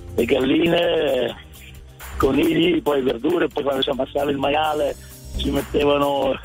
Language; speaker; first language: Italian; native; Italian